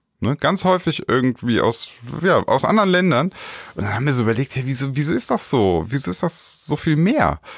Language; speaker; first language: German; native; German